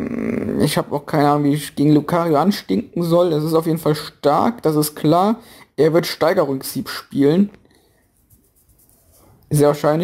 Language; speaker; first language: German; native; German